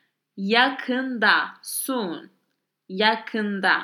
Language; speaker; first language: Turkish; non-native, learner; English